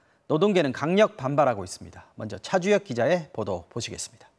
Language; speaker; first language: Korean; native; Korean